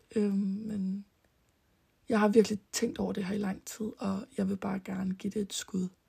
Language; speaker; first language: Danish; early bilingual, heritage; Danish